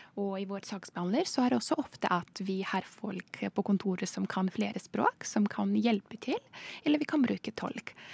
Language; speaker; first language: Norwegian; non-native, fluent; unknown